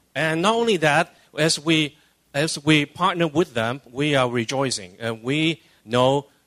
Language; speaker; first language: English; non-native, local second language; Cantonese